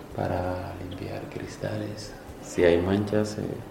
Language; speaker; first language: Spanish; non-native, learner; Wolof